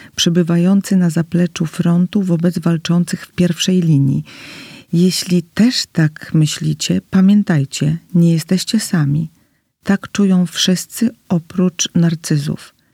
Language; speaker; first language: Polish; native; Polish